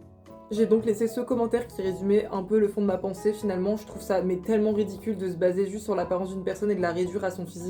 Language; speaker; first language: French; native; French